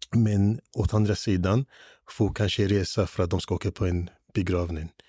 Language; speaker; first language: Swedish; non-native, fluent; English